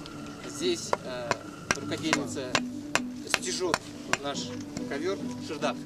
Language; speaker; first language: Russian; non-native, local second language; Kyrgyz